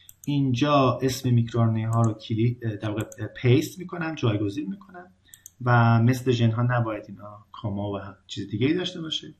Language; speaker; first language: Persian; native; Persian